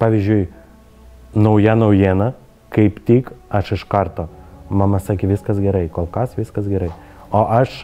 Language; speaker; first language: Lithuanian; non-native, learner; Ukrainian